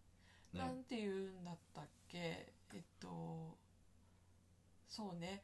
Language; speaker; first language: Japanese; native; Japanese